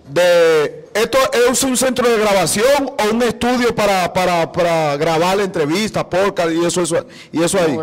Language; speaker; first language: Spanish; native; Spanish